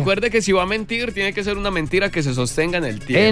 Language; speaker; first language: Spanish; native; Spanish